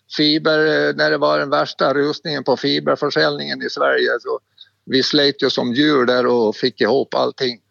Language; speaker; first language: Swedish; native; Swedish